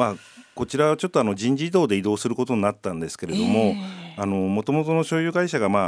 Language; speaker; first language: Japanese; native; Japanese